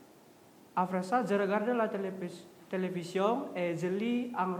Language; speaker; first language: French; non-native, learner; Indonesian